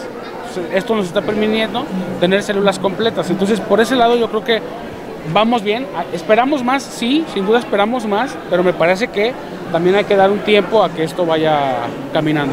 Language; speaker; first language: Spanish; native; Spanish